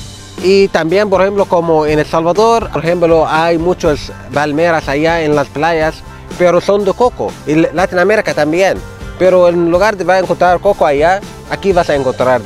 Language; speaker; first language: Spanish; non-native, fluent; Arabic